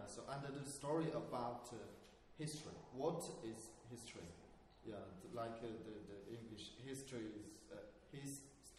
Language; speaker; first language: English; non-native, learner; Chinese